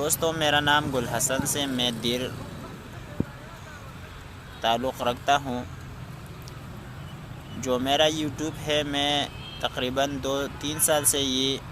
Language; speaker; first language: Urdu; non-native, local second language; Pashto